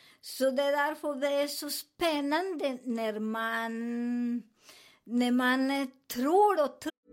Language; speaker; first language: Swedish; non-native, learner; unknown